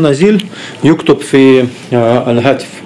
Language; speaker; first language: Arabic; non-native, fluent; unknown